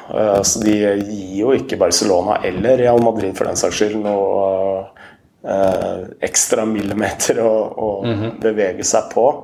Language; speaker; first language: Norwegian; native; Norwegian